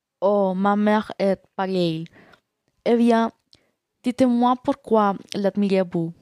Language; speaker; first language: French; non-native, learner; Spanish